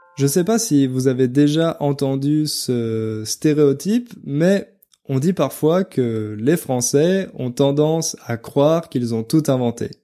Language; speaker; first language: French; native; French